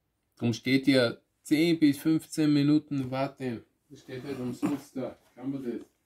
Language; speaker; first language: German; native; German